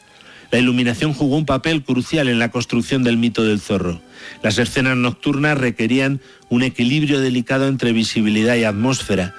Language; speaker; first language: Spanish; native; Spanish